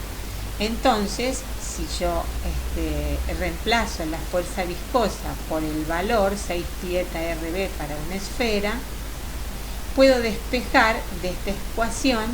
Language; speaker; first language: Spanish; native; Spanish